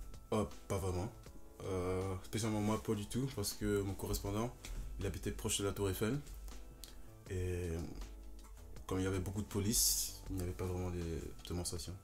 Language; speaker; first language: French; non-native, fluent; German